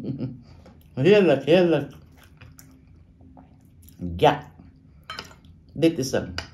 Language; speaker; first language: Dutch; non-native, local second language; Caribbean Hindustani